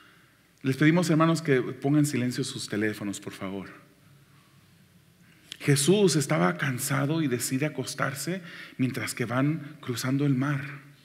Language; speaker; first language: Spanish; native; Spanish